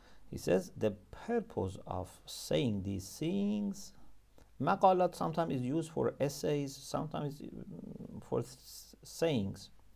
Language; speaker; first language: English; non-native, fluent; Persian